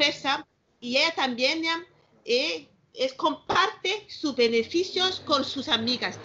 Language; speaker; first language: Spanish; non-native, learner; Malagasy